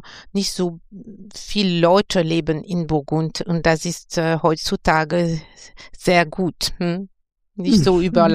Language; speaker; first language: German; non-native, fluent; French